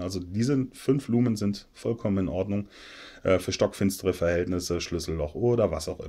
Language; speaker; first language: German; native; German